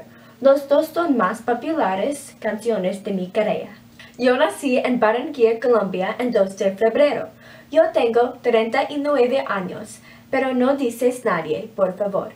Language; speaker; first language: Spanish; non-native, learner; English